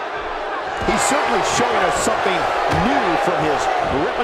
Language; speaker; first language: English; native; English